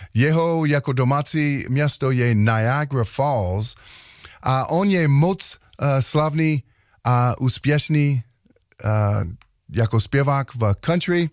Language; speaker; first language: Czech; non-native, learner; English